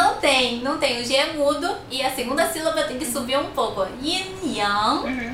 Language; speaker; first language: Portuguese; non-native, fluent; Chinese